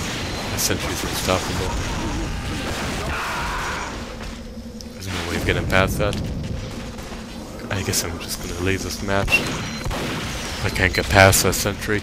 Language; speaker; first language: English; native; English